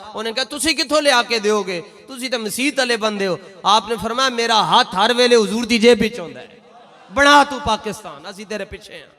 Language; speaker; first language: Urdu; non-native, local second language; Punjabi